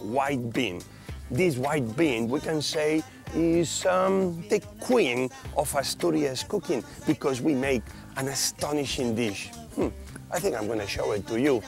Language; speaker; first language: English; non-native, fluent; Spanish